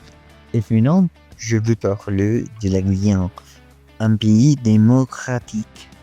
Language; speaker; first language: French; non-native, learner; Spanish